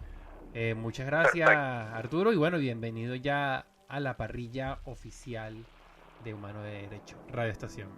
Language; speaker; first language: Spanish; native; Spanish